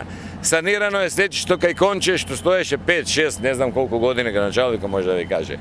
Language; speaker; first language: Macedonian; native; Macedonian